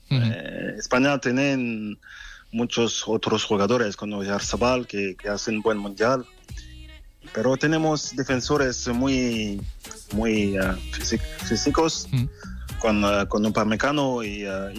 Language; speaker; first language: Spanish; non-native, fluent; French